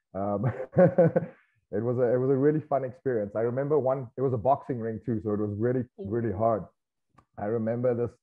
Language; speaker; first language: English; native; English